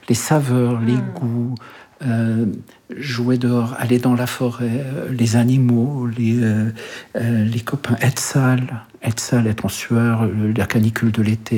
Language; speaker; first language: French; early bilingual, other home language; Arabic